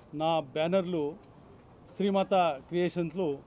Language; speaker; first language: Telugu; non-native, local second language; Kannada